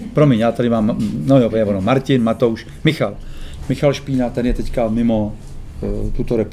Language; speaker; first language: Czech; native; Czech